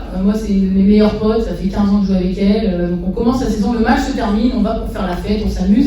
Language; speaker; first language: French; native; French